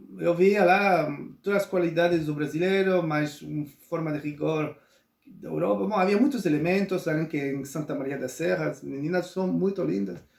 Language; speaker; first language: Portuguese; non-native, local second language; Spanish